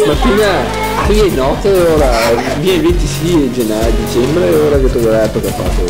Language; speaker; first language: Italian; native; Italian